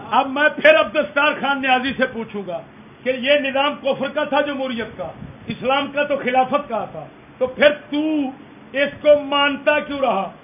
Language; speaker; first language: Urdu; non-native, local second language; Punjabi